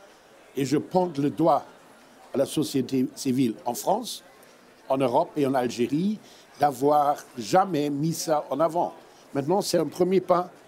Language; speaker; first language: French; non-native, fluent; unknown